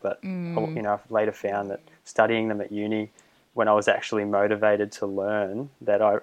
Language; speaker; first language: English; native; English